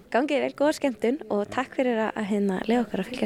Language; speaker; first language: Icelandic; native; Icelandic